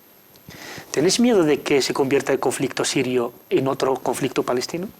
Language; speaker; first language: Spanish; native; Spanish